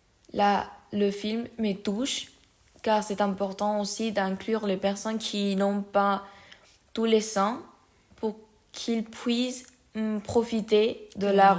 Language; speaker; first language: French; non-native, learner; Spanish